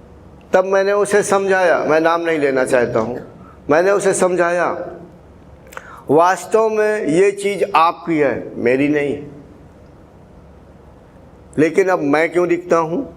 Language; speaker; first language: Hindi; native; Hindi